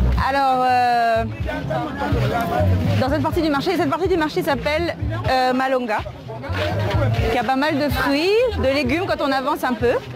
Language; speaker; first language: French; native; French